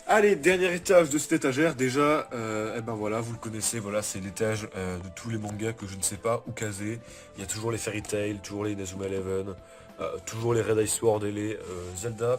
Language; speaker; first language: French; native; French